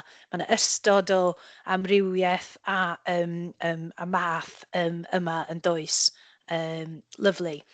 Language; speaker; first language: Welsh; native; Welsh